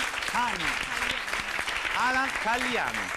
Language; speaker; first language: Italian; native; Italian